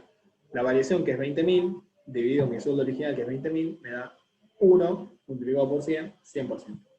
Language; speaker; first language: Spanish; native; Spanish